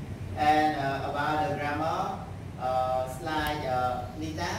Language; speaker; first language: English; non-native, learner; Khmer